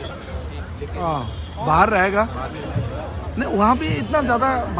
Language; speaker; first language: Hindi; non-native, local second language; Kok Borok